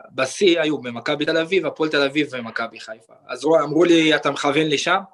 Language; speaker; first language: Hebrew; non-native, local second language; Arabic